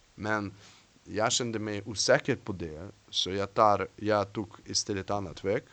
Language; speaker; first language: Swedish; non-native, fluent; Russian